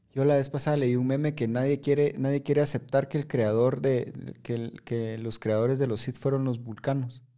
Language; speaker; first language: Spanish; native; Spanish